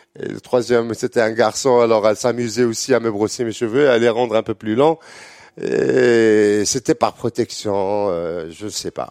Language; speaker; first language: French; non-native, local second language; Arabic